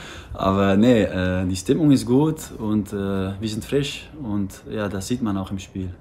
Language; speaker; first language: German; non-native, fluent; Dutch